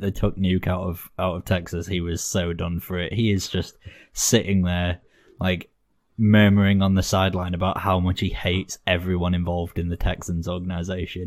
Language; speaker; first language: English; native; English